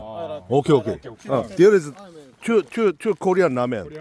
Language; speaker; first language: English; non-native, learner; Korean